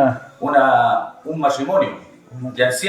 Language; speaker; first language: Spanish; native; Spanish